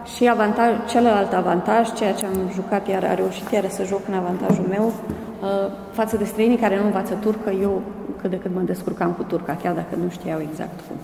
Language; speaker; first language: Romanian; native; Romanian